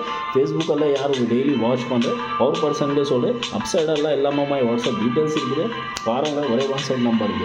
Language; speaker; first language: Tamil; non-native, learner; Kannada